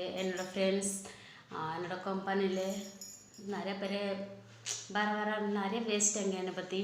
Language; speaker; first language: Tamil; non-native, local second language; Odia